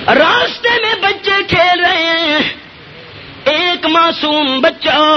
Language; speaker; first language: Urdu; non-native, local second language; Pashto